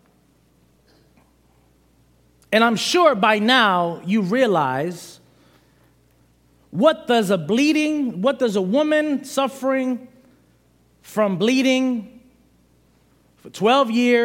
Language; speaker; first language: English; native; English